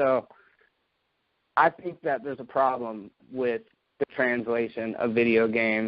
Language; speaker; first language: English; native; English